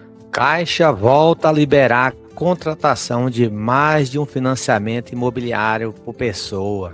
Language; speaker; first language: Portuguese; native; Portuguese